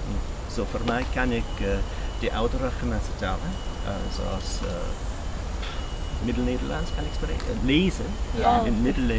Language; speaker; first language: Dutch; non-native, learner; English